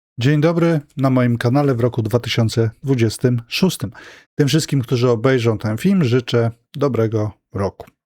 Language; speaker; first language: Polish; native; Polish